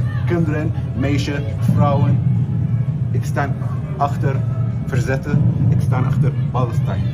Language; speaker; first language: Dutch; non-native, learner; Arabic